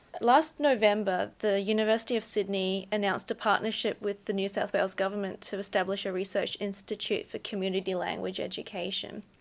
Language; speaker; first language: English; native; English